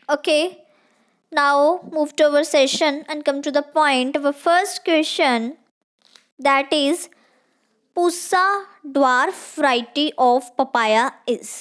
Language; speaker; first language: English; non-native, local second language; Punjabi